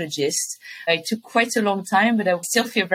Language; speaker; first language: English; non-native, fluent; French